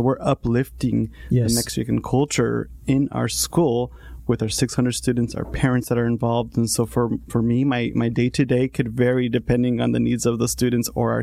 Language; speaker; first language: English; native; English